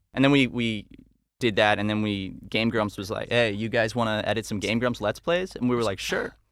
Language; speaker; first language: English; native; English